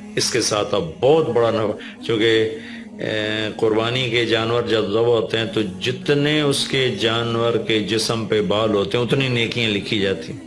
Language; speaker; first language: Urdu; non-native, local second language; Punjabi